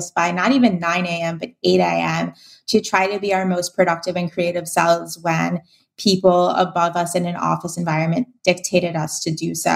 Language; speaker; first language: English; native; English